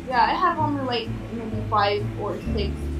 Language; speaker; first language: English; non-native, fluent; Kazakh